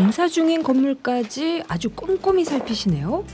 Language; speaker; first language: Korean; native; Korean